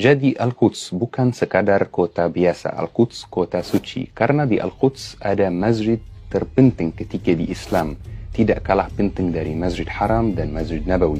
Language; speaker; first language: Indonesian; non-native, fluent; Arabic